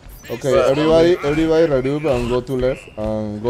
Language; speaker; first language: English; non-native, learner; Spanish